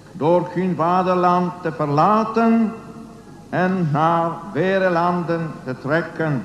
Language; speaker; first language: Dutch; non-native, learner; Polish